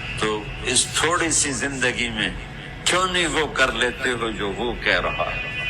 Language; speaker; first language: Urdu; non-native, local second language; Punjabi